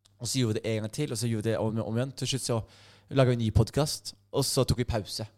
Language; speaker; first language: Norwegian; native; Norwegian